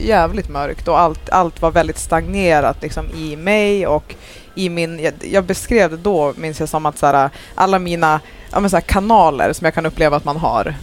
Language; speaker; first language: Swedish; native; Swedish